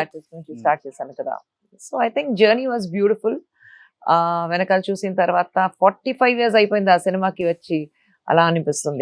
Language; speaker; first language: Telugu; non-native, fluent; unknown